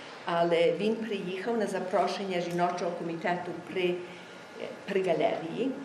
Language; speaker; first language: Ukrainian; early bilingual, heritage; Ukrainian